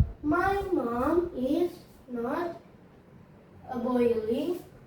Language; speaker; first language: English; non-native, learner; Indonesian